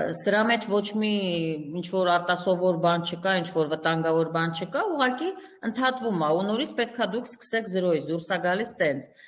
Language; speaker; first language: Armenian; native; Armenian